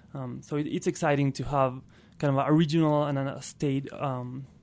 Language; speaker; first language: English; non-native, fluent; Spanish